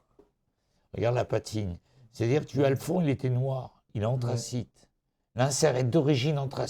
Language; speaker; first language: French; native; French